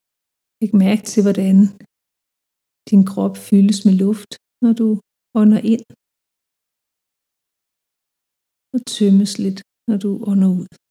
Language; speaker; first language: Danish; native; Danish